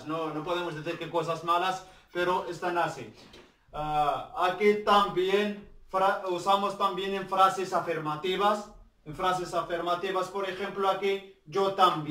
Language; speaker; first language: Spanish; non-native, learner; Arabic